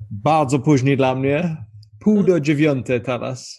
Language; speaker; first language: Polish; non-native, learner; English